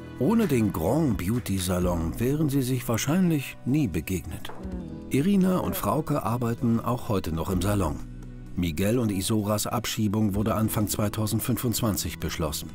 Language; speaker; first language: German; native; German